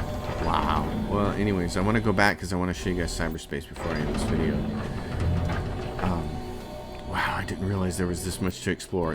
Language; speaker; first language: English; native; English